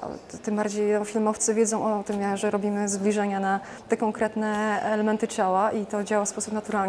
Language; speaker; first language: Polish; native; Polish